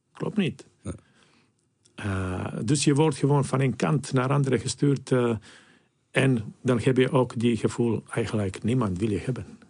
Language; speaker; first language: Dutch; non-native, fluent; Bosnian